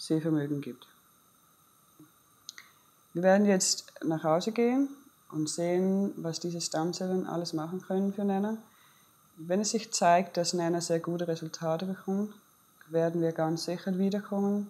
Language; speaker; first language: German; non-native, fluent; Danish